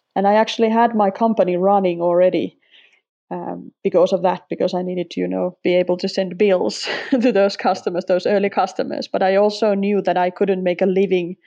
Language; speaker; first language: English; non-native, fluent; Finnish